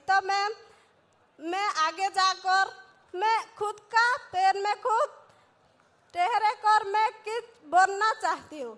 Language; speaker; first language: Hindi; non-native, local second language; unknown